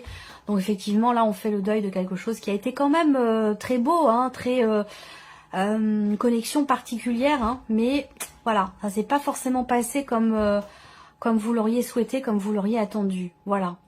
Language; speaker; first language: French; native; French